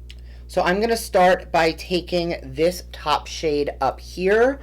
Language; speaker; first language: English; native; English